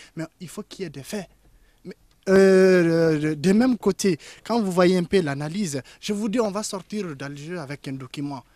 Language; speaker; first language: French; non-native, local second language; Tamasheq